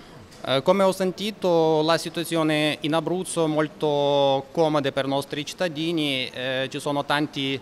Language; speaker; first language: Italian; non-native, fluent; Ukrainian